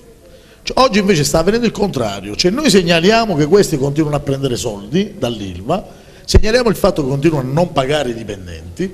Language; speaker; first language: Italian; native; Italian